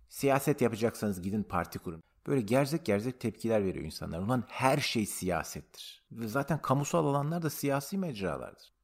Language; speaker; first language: Turkish; native; Turkish